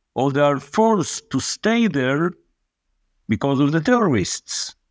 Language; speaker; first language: English; non-native, fluent; Hebrew